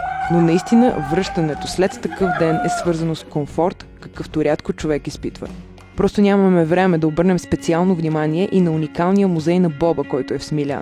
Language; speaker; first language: Bulgarian; native; Bulgarian